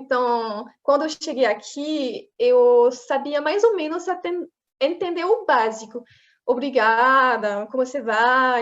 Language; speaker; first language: Portuguese; non-native, fluent; French